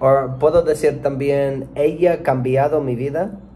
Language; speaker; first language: Spanish; non-native, learner; English